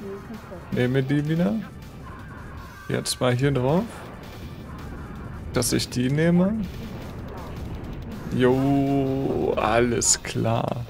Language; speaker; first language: German; native; German